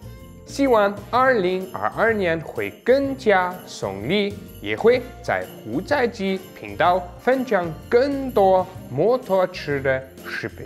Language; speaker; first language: Chinese; non-native, fluent; German